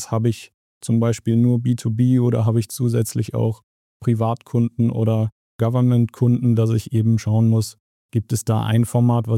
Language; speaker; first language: German; native; German